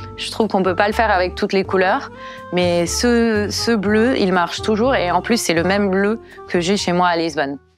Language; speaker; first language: French; non-native, fluent; Portuguese